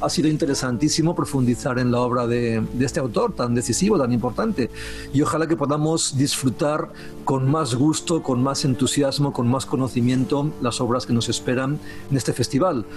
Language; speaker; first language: Spanish; native; Spanish